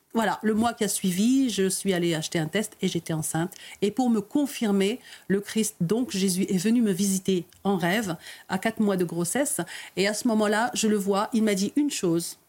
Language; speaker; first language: French; early bilingual, other home language; Arabic